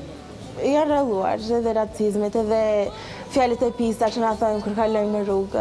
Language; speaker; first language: Albanian; early bilingual, other home language; English